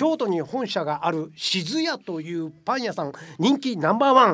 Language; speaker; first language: Japanese; native; Japanese